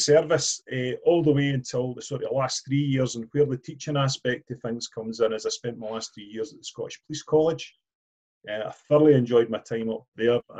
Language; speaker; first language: English; native; English